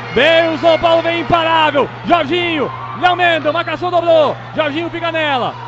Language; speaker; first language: Portuguese; native; Portuguese